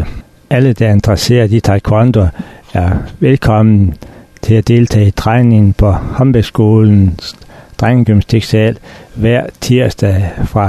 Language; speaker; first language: Danish; native; Danish